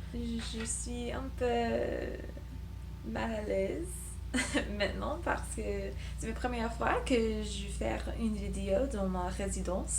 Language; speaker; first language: French; non-native, learner; English